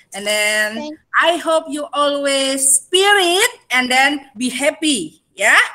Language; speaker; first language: English; non-native, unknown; Indonesian